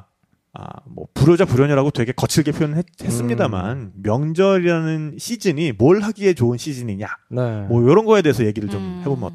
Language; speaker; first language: Korean; native; Korean